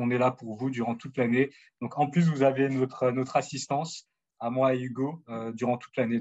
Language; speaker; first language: French; native; French